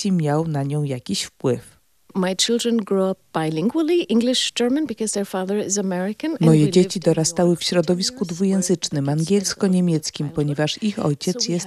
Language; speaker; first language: Polish; non-native, fluent; German